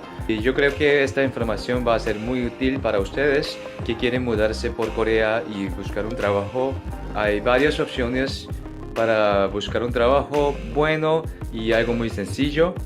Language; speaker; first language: Spanish; non-native, fluent; Korean